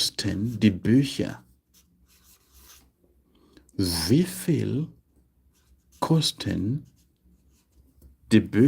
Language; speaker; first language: German; non-native, fluent; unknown